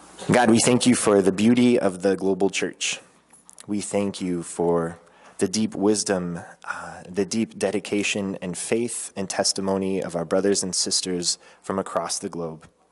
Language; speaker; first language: English; native; English